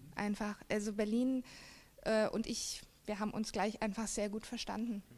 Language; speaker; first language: German; native; German